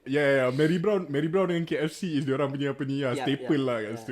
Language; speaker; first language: Malay; native; Malay